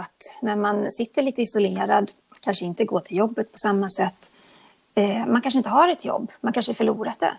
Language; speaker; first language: Swedish; native; Swedish